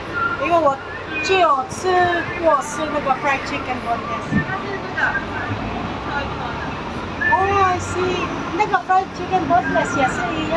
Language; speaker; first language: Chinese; non-native, fluent; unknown